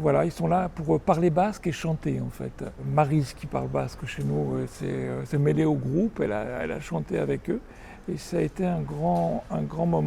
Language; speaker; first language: French; native; French